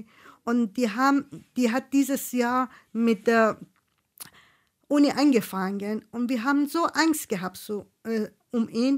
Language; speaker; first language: German; non-native, fluent; Persian